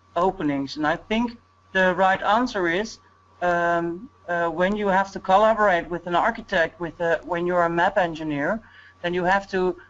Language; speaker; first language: English; non-native, fluent; Dutch